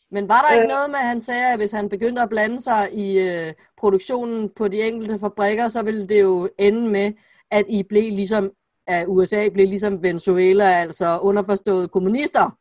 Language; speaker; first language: Danish; native; Danish